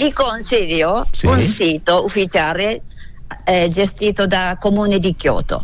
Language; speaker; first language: Italian; non-native, learner; Japanese